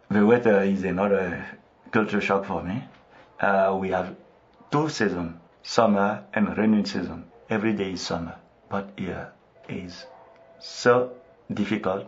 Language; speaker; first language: English; non-native, local second language; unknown